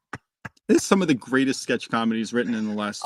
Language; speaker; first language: English; native; English